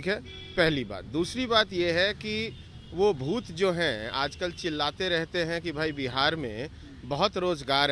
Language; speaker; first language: Hindi; native; Hindi